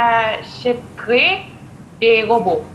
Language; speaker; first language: French; non-native, learner; Malay